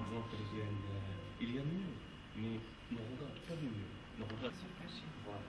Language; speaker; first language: French; non-native, local second language; Arabic